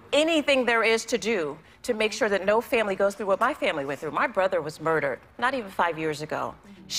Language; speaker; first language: English; native; English